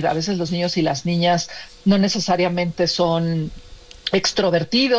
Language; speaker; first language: Spanish; native; Spanish